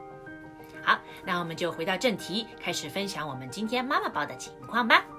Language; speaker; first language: Chinese; native; Chinese